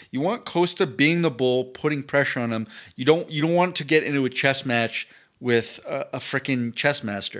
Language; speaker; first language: English; native; English